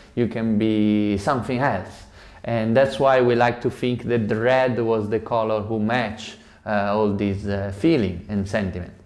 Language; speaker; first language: English; non-native, learner; Italian